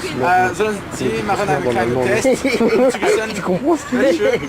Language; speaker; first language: German; non-native, learner; French